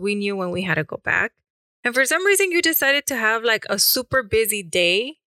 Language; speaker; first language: English; early bilingual, other home language; Spanish